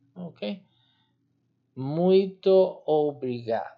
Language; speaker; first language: Portuguese; non-native, learner; English